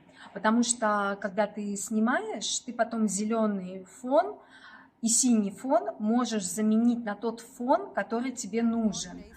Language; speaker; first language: Russian; native; Russian